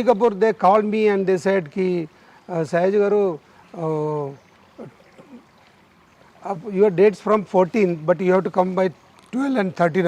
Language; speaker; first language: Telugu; non-native, learner; Marathi